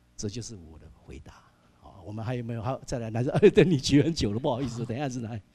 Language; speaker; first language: Chinese; native; Chinese